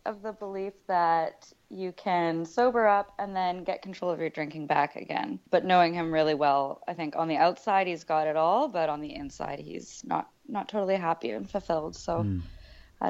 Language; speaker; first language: English; native; English